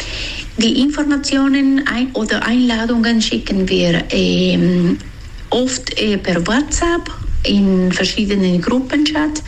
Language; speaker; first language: German; non-native, fluent; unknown